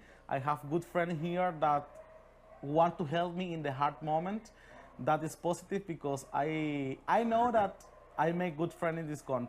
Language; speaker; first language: English; non-native, learner; Spanish